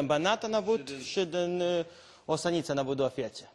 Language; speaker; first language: Romanian; non-native, local second language; Serbian